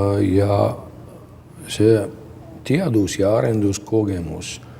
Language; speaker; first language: Estonian; non-native, local second language; Russian